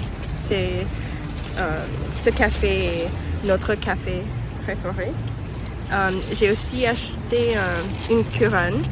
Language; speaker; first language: French; non-native, learner; English